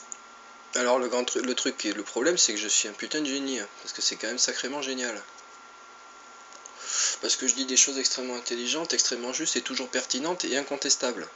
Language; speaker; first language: French; native; French